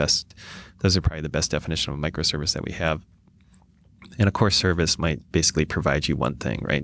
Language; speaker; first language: English; native; English